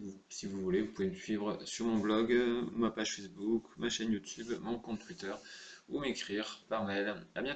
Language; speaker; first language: French; native; French